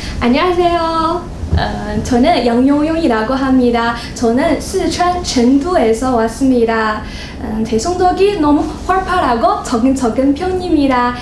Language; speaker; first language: Korean; non-native, learner; Chinese